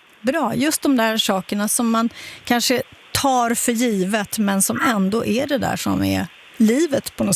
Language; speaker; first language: Swedish; native; Swedish